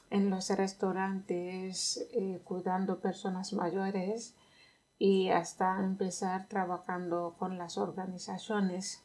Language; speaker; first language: Spanish; non-native, fluent; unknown